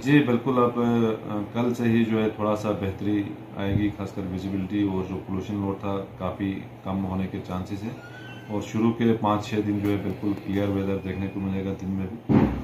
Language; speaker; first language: Hindi; non-native, local second language; Kashmiri